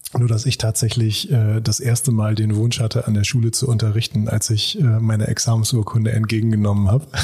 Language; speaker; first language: German; native; German